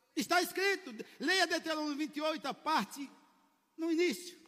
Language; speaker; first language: Portuguese; native; Portuguese